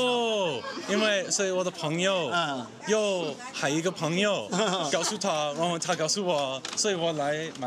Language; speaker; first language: Chinese; non-native, learner; English